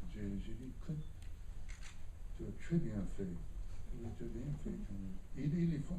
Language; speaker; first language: French; non-native, learner; English